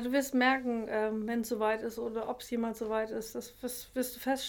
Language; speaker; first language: German; native; German